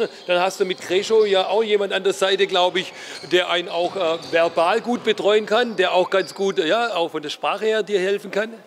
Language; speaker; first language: German; native; German